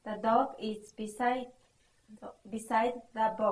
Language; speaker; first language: English; non-native, learner; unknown